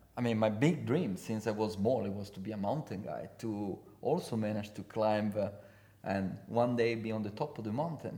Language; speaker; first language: English; non-native, fluent; Italian